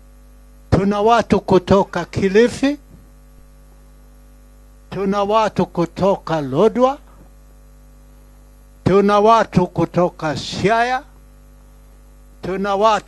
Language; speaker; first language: Swahili; non-native, local second language; Kikuyu